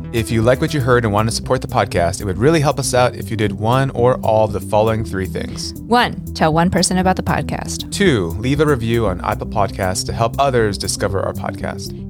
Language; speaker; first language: English; native; English